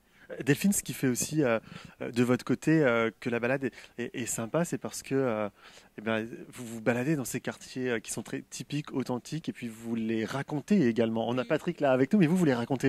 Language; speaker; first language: French; native; French